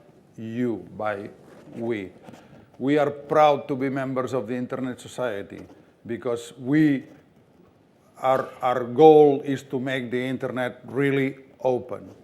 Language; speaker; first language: English; non-native, fluent; Catalan